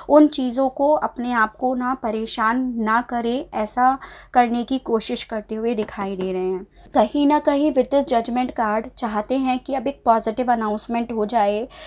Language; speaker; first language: Hindi; native; Hindi